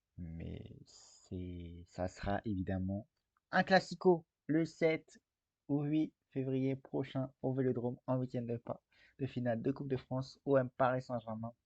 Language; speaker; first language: French; native; French